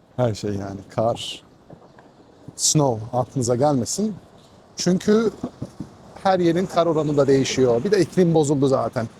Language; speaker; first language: Turkish; non-native, fluent; Persian